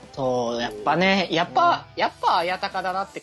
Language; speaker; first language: Japanese; native; Japanese